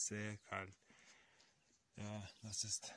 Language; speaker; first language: German; non-native, learner; Russian